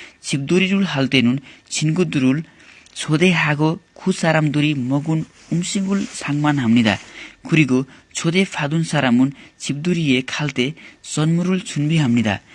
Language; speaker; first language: Korean; non-native, learner; Nepali